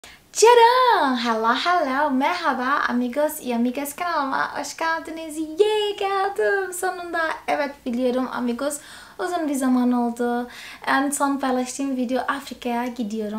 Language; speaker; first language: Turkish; non-native, fluent; Portuguese